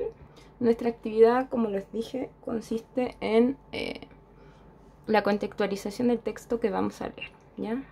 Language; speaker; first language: Spanish; native; Spanish